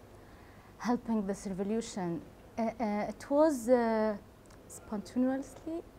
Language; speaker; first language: English; non-native, learner; Arabic